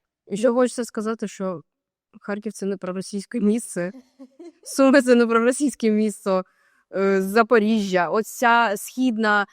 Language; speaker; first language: Ukrainian; native; Ukrainian